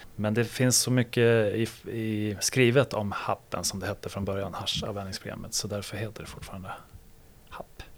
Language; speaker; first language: Swedish; native; Swedish